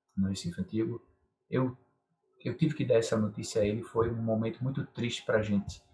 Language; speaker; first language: Portuguese; native; Portuguese